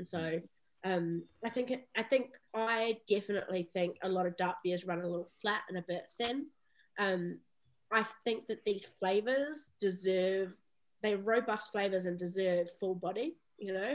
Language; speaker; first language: English; native; English